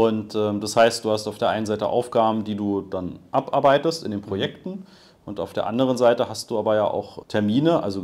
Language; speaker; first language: German; native; German